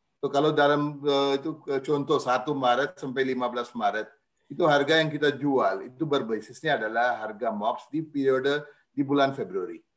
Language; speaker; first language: Indonesian; non-native, fluent; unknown